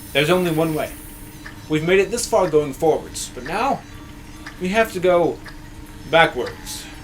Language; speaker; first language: English; native; English